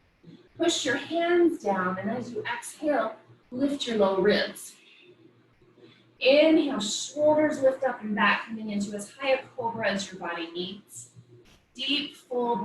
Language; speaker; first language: English; native; English